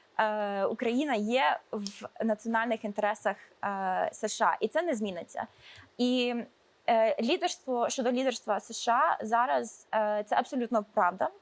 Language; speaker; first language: Ukrainian; early bilingual, heritage; Ukrainian